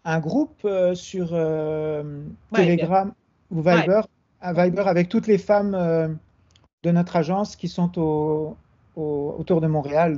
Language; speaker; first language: French; native; French